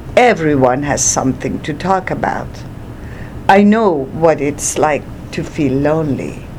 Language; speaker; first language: English; non-native, fluent; Persian